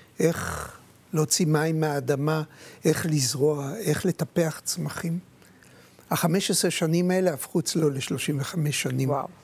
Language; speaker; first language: Hebrew; native; Hebrew